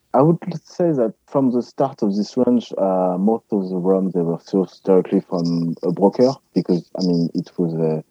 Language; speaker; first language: English; non-native, fluent; French